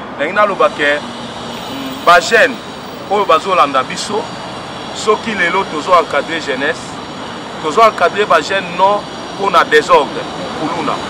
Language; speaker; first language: Lingala; non-native, local second language; Kongo